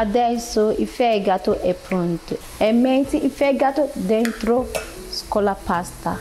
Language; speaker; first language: Italian; non-native, learner; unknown